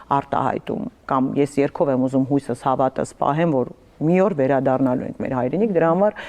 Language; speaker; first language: Armenian; native; Armenian